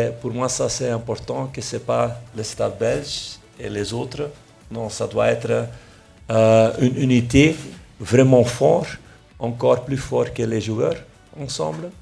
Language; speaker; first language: French; non-native, local second language; Dutch